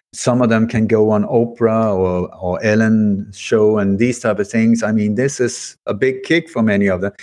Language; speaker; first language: English; early bilingual, other home language; Swedish